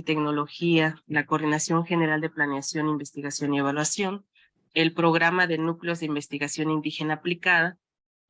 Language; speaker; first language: Spanish; native; Spanish